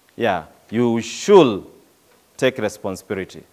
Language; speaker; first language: English; non-native, local second language; Swahili